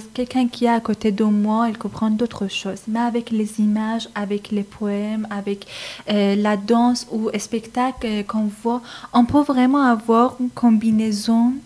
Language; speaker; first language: French; non-native, fluent; Persian